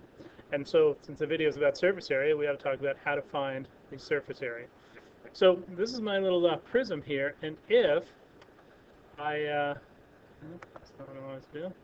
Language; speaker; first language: English; native; English